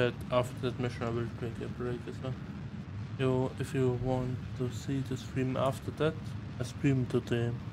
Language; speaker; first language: English; non-native, learner; German